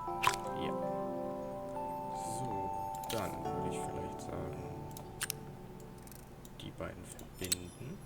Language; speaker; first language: German; native; German